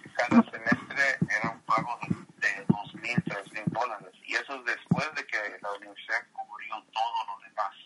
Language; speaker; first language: Spanish; early bilingual, heritage; Spanish